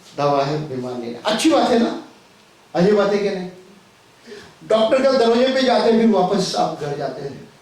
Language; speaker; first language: Hindi; non-native, local second language; Tamil